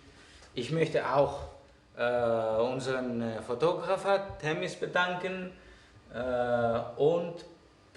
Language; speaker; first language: German; non-native, fluent; Greek